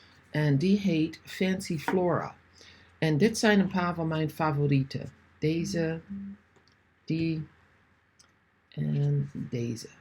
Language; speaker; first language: Dutch; non-native, learner; English